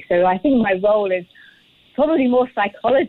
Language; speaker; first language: English; native; English